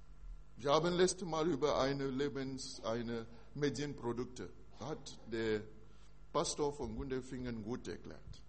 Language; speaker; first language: German; non-native, learner; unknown